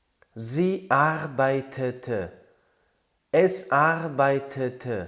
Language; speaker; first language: German; non-native, fluent; Tajik